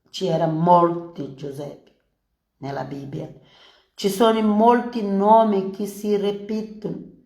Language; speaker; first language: Italian; non-native, fluent; Portuguese